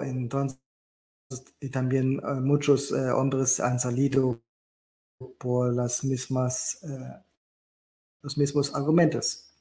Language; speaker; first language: Spanish; non-native, learner; German